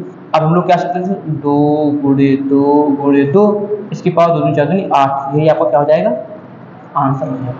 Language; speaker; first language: Hindi; native; Hindi